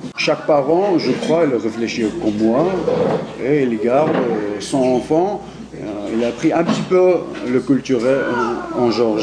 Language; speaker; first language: French; non-native, learner; Georgian